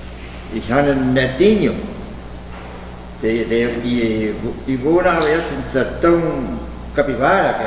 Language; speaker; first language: German; early bilingual, heritage; German